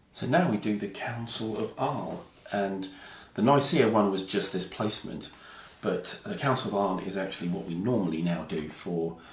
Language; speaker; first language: English; native; English